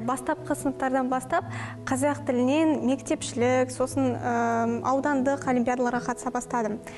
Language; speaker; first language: Kazakh; non-native, local second language; Russian